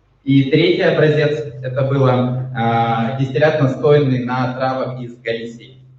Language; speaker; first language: Russian; native; Russian